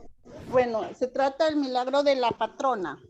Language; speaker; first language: Spanish; native; Spanish